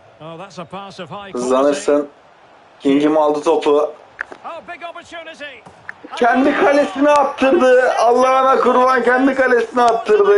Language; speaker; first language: Turkish; native; Turkish